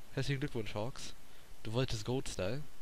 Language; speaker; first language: German; native; German